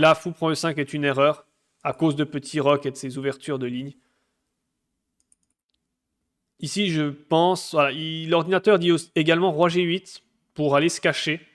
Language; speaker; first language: French; native; French